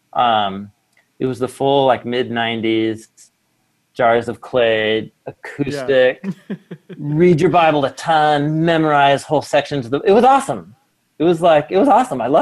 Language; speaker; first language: English; native; English